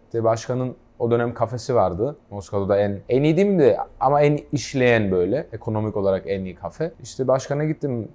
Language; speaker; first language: Turkish; early bilingual, heritage; Turkish